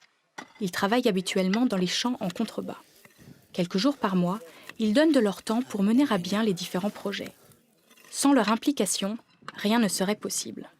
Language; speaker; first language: French; native; French